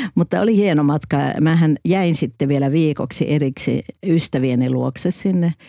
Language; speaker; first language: Finnish; native; Finnish